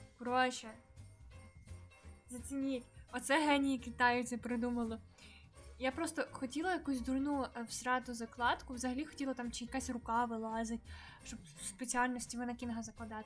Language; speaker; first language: Ukrainian; native; Ukrainian